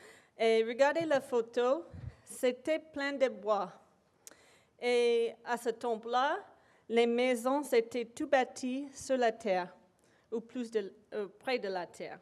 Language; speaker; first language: French; non-native, local second language; English